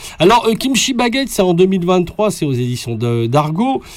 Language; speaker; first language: French; native; French